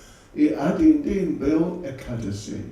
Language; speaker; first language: Russian; non-native, learner; English